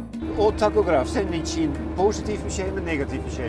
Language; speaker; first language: Turkish; non-native, fluent; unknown